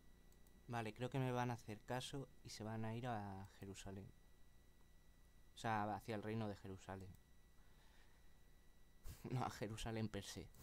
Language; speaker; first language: Spanish; native; Spanish